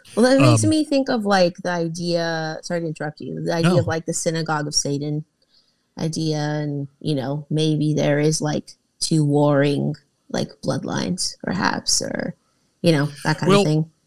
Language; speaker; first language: English; native; English